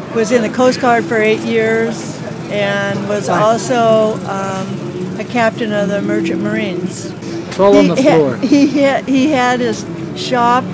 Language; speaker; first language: English; native; English